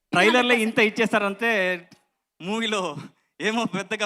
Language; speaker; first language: Telugu; non-native, learner; Kannada